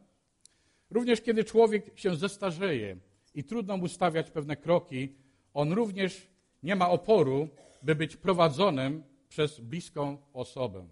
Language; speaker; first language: Polish; native; Polish